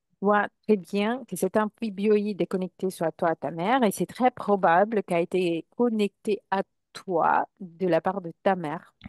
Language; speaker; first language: French; non-native, fluent; Italian